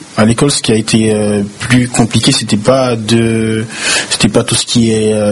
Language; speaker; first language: French; early bilingual, other home language; Haitian Creole